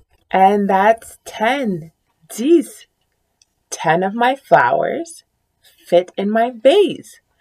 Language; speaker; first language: English; early bilingual, other home language; French